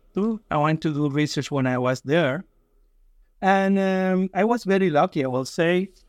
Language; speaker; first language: English; non-native, fluent; Spanish